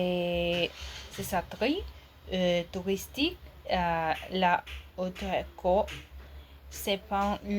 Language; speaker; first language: French; non-native, learner; Spanish